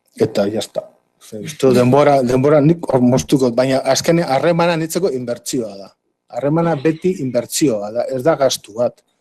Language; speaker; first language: Basque; native; Basque